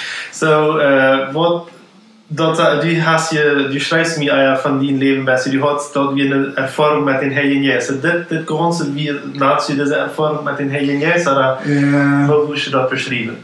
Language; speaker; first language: German; non-native, learner; Plautdietsch